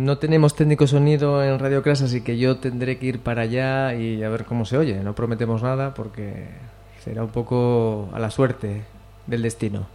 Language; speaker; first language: Spanish; native; Spanish